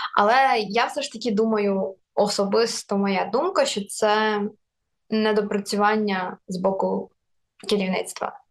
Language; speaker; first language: Ukrainian; non-native, local second language; Russian